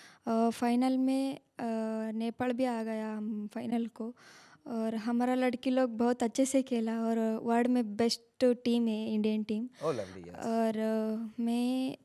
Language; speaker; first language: Hindi; non-native, local second language; Kannada